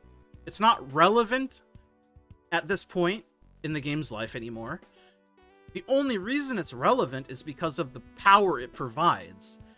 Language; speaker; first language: English; native; English